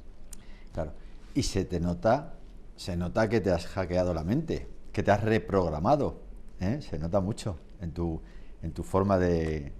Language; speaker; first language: Spanish; native; Spanish